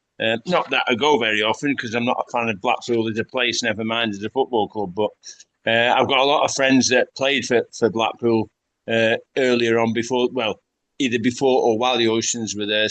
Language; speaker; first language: English; native; English